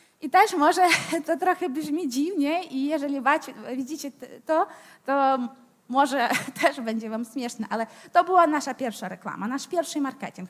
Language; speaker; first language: Polish; non-native, fluent; Ukrainian